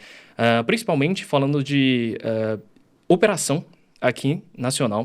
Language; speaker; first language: Portuguese; early bilingual, other home language; Chinese